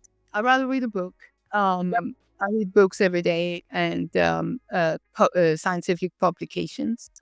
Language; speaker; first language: English; non-native, fluent; Danish